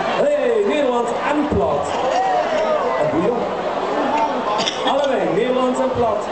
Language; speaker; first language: Dutch; non-native, local second language; Limburgish